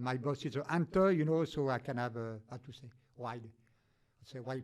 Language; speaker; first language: English; non-native, fluent; French